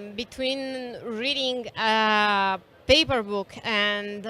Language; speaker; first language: English; non-native, fluent; Romanian